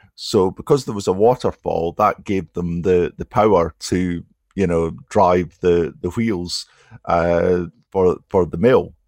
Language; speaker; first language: English; native; English